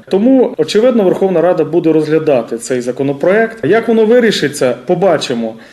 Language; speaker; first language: Ukrainian; native; Ukrainian